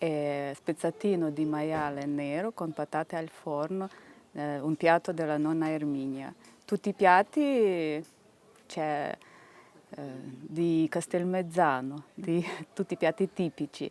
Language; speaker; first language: Italian; non-native, fluent; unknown